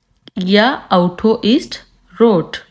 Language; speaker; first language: German; non-native, learner; Urdu